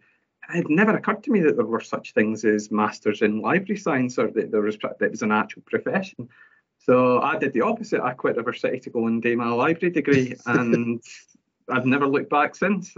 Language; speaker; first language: English; native; English